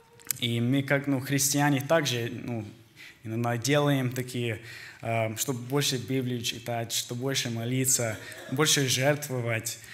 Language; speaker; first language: Russian; early bilingual, heritage; Russian